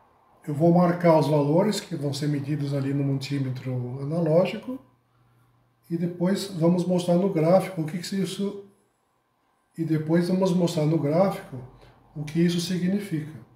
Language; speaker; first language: Portuguese; native; Portuguese